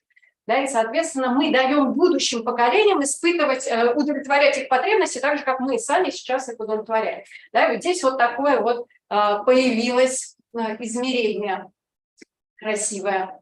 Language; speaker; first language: Russian; native; Russian